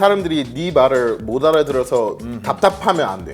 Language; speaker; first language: Korean; non-native, fluent; English